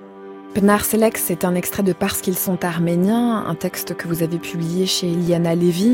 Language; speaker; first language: French; native; French